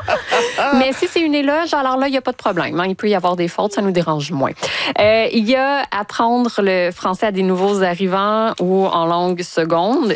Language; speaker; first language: French; native; French